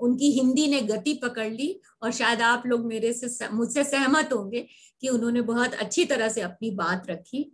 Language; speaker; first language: Hindi; native; Hindi